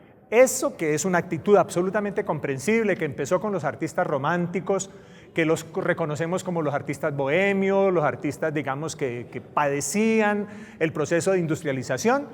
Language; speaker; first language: Spanish; native; Spanish